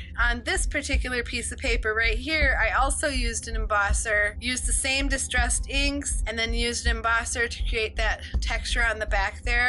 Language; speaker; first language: English; native; English